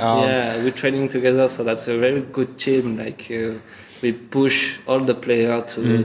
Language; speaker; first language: English; non-native, learner; French